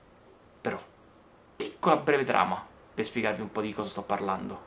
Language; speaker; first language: Italian; native; Italian